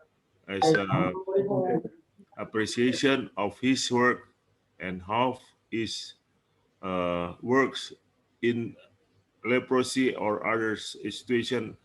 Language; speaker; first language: English; non-native, learner; Indonesian